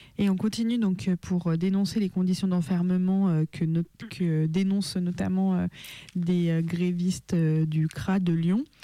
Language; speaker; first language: French; native; French